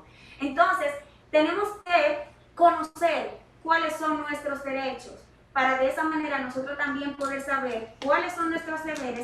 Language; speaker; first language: Spanish; native; Spanish